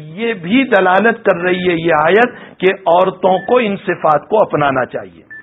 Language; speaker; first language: Urdu; non-native, local second language; Gujarati